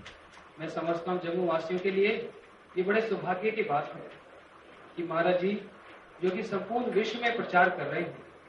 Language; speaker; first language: Hindi; native; Hindi